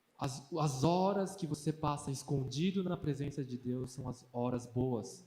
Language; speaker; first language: Portuguese; early bilingual, other home language; Korean